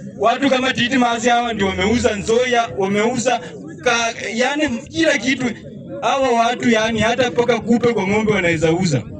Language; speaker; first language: Swahili; native; Swahili